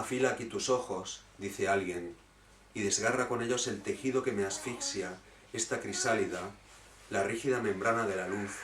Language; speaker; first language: Spanish; native; Spanish